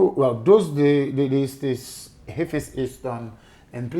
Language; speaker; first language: Spanish; non-native, fluent; Haitian Creole